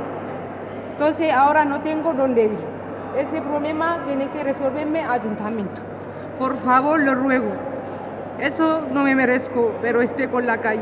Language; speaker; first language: Spanish; non-native, learner; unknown